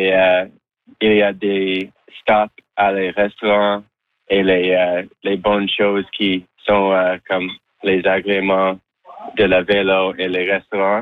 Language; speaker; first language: French; non-native, learner; English